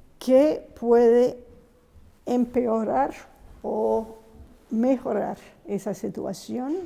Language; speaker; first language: Spanish; non-native, fluent; English